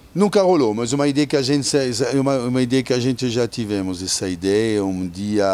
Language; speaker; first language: Portuguese; non-native, fluent; French